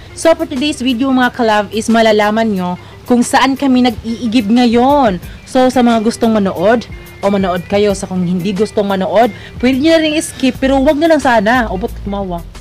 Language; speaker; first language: Filipino; non-native, local second language; Cebuano